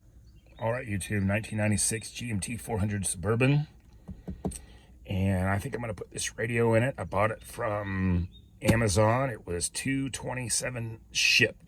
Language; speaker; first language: English; native; English